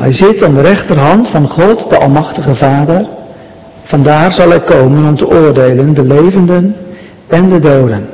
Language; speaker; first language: Dutch; native; Dutch